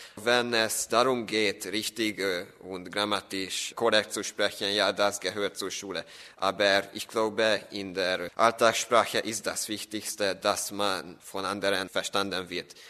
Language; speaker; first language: German; non-native, fluent; Hungarian